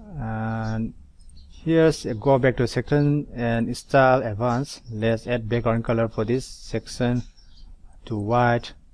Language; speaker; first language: English; non-native, local second language; Manipuri